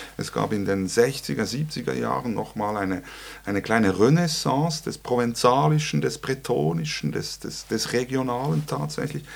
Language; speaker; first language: German; native; German